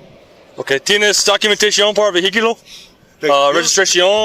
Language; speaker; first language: Spanish; non-native, learner; English